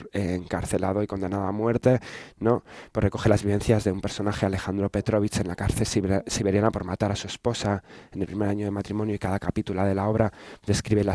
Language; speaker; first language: Spanish; native; Spanish